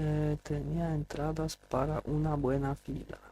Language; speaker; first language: Spanish; non-native, learner; English